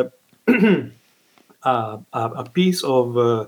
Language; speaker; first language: English; non-native, fluent; Italian